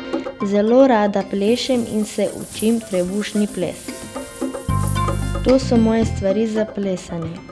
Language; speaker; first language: Slovenian; non-native, local second language; Romany